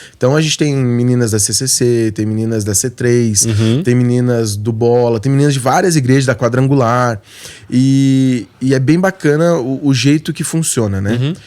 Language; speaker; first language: Portuguese; native; Portuguese